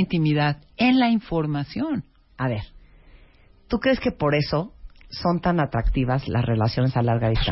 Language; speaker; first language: Spanish; native; Spanish